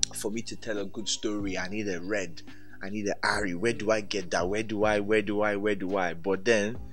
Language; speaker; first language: English; non-native, local second language; Yoruba